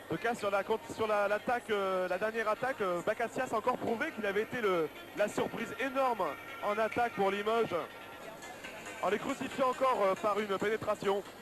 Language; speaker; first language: French; native; French